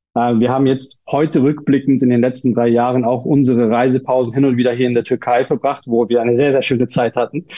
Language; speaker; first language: German; early bilingual, other home language; Turkish